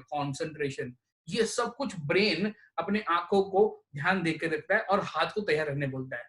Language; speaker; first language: Hindi; non-native, local second language; Marathi